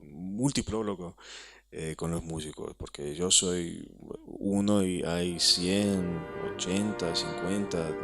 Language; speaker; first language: Spanish; non-native, fluent; Hebrew